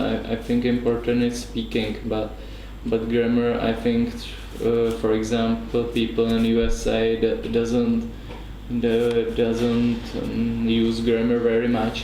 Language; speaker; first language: English; non-native, learner; Czech